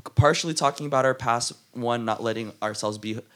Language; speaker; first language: English; native; English